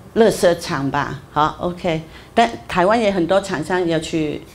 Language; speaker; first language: Chinese; non-native, fluent; Cantonese